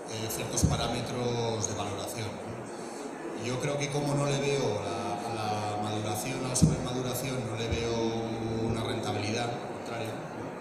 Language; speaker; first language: Spanish; native; Spanish